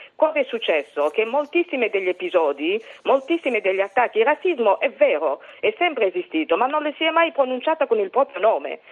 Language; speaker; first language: Italian; non-native, fluent; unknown